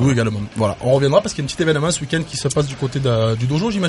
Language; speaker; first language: French; native; French